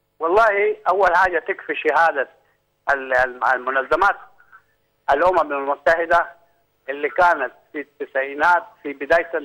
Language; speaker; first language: Egyptian Arabic; non-native, local second language; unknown